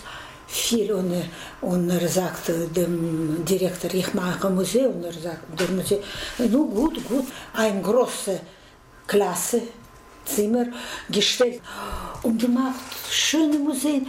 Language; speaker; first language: German; non-native, learner; Russian